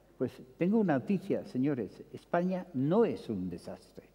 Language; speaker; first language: Spanish; non-native, fluent; English